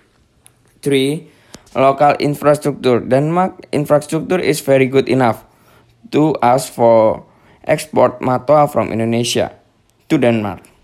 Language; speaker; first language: English; non-native, learner; Indonesian